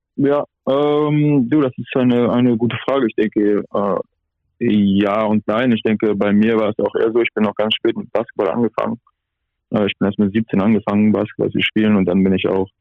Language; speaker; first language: German; non-native, local second language; French